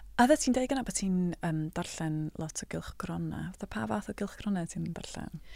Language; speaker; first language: Welsh; native; Welsh